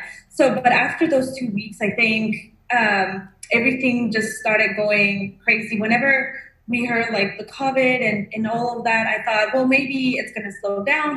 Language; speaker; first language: English; non-native, fluent; Spanish